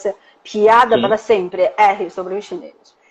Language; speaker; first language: Portuguese; non-native, learner; Chinese